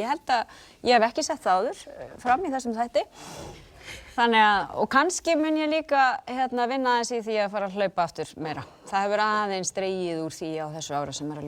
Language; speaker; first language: Icelandic; native; Icelandic